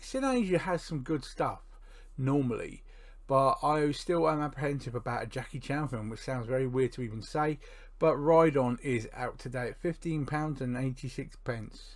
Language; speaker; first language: English; native; English